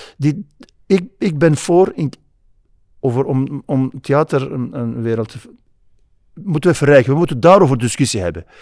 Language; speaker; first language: Dutch; non-native, fluent; Kurdish